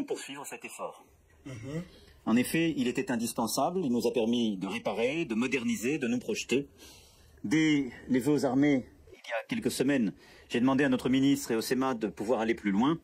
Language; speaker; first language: French; native; French